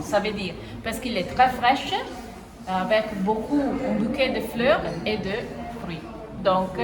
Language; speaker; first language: French; non-native, fluent; Italian